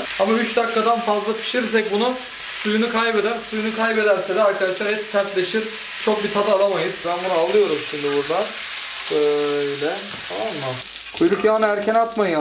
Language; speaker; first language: Turkish; native; Turkish